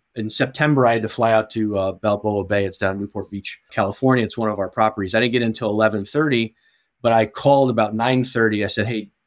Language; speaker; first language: English; native; English